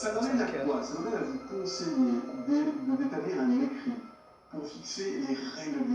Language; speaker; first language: French; native; French